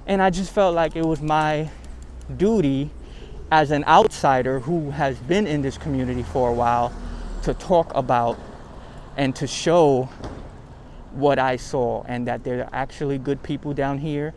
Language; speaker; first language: English; native; English